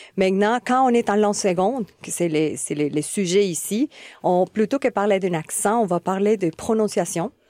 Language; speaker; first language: French; non-native, fluent; Spanish